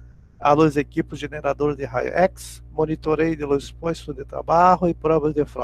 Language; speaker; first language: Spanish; non-native, learner; Portuguese